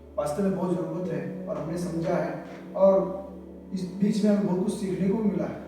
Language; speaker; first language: Hindi; early bilingual, other home language; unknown